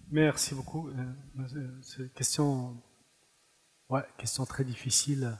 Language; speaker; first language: French; non-native, fluent; Arabic